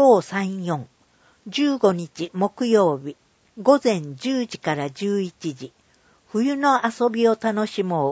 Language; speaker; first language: Japanese; native; Japanese